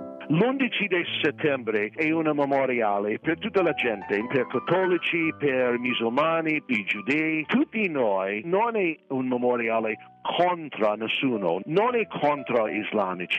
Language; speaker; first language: Italian; non-native, fluent; English